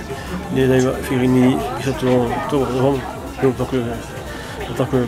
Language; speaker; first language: French; native; French